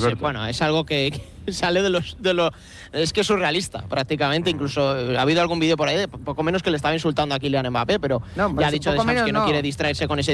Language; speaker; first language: Spanish; native; Spanish